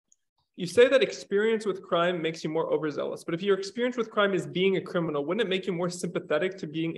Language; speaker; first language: English; native; English